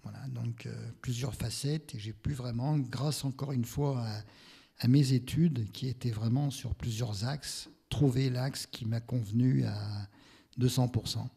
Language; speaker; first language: French; native; French